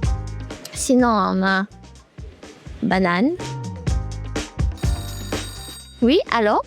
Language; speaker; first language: French; early bilingual, heritage; French